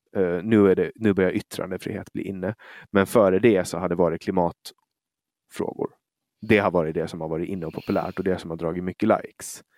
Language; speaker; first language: Swedish; native; Swedish